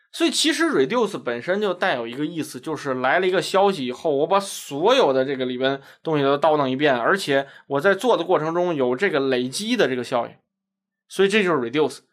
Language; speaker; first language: Chinese; native; Chinese